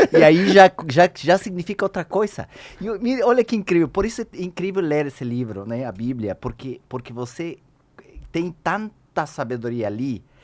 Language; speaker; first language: Portuguese; non-native, fluent; Spanish